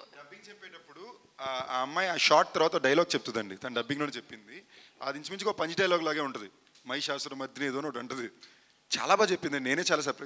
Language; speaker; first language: Telugu; native; Telugu